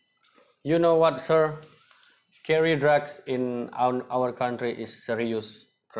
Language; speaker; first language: English; non-native, learner; Indonesian